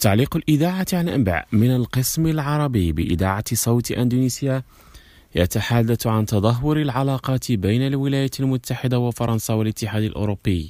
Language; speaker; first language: Arabic; non-native, fluent; Indonesian